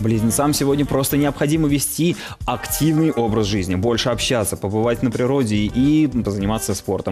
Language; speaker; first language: Russian; native; Russian